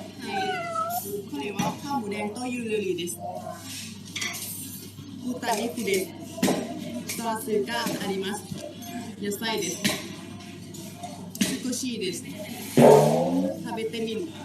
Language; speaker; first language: Japanese; non-native, learner; Thai